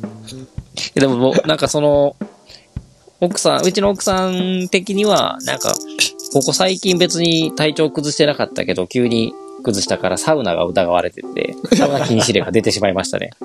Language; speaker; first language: Japanese; native; Japanese